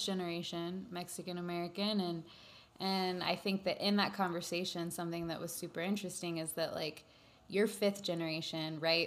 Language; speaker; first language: English; native; English